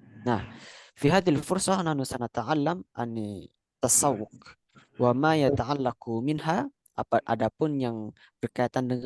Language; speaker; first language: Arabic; non-native, fluent; Indonesian